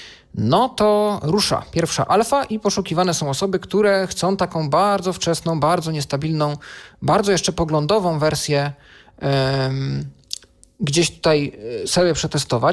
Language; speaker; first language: Polish; native; Polish